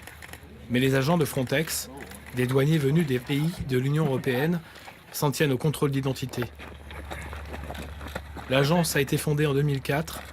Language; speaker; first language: French; native; French